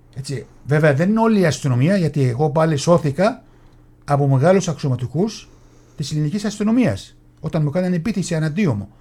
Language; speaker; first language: Greek; non-native, fluent; Arabic